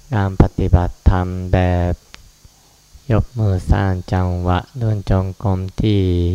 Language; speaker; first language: Thai; non-native, fluent; Japanese